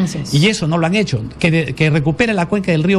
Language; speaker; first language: Spanish; native; Spanish